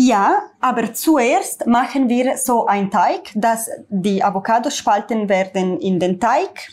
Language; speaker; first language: German; non-native, learner; Italian